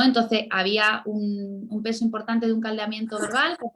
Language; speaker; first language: Spanish; native; Spanish